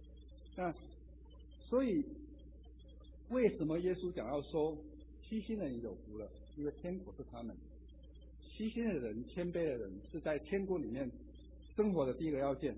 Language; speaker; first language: Chinese; native; Chinese